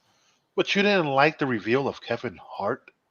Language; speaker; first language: English; native; English